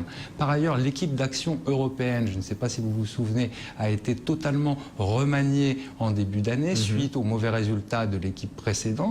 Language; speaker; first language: French; native; French